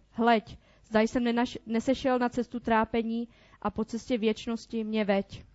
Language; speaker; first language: Czech; native; Czech